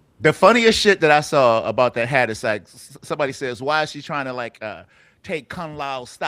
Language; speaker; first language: English; native; English